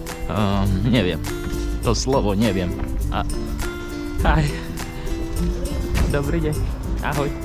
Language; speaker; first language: Slovak; non-native, learner; English